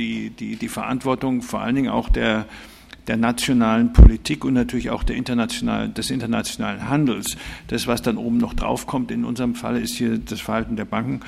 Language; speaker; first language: German; native; German